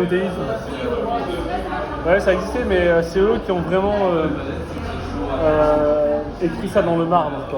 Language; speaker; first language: French; native; French